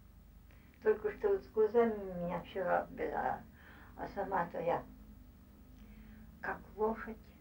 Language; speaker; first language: Russian; non-native, local second language; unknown